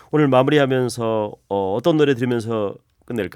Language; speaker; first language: Korean; native; Korean